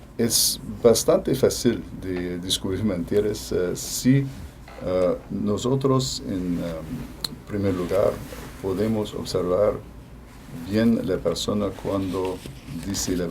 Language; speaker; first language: Spanish; non-native, fluent; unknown